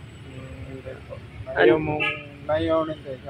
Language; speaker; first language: Filipino; non-native, learner; Punjabi